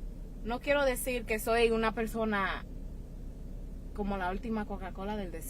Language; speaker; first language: Spanish; early bilingual, heritage; Spanish